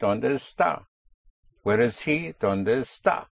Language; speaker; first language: Spanish; non-native, fluent; English